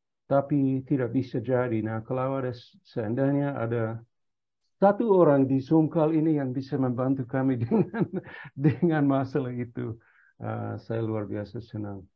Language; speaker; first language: Indonesian; non-native, fluent; English